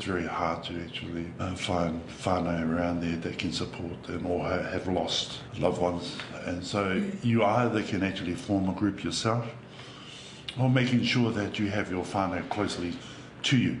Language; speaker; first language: English; native; English